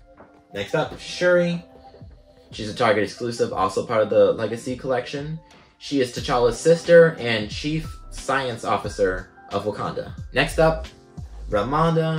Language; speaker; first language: English; native; English